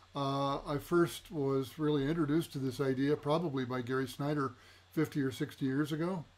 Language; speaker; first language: English; native; English